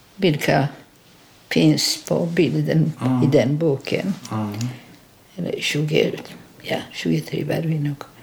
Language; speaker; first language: Swedish; non-native, fluent; Polish